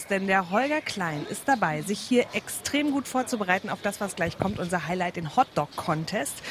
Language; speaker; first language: German; native; German